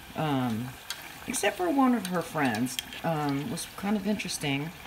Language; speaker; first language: English; native; English